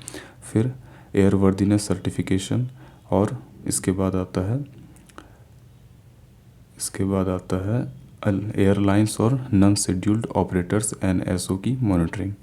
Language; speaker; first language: Hindi; native; Hindi